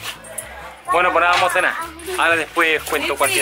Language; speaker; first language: Spanish; native; Spanish